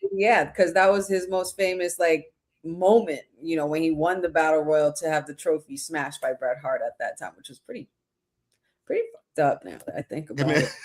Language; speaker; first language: English; native; English